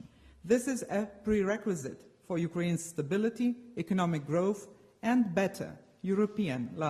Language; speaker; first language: English; non-native, fluent; Lithuanian